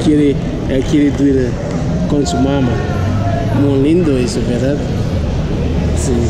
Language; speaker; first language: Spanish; non-native, learner; Haitian Creole